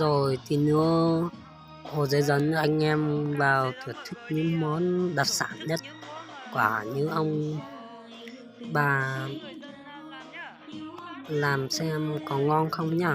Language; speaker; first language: Vietnamese; non-native, local second language; Hmong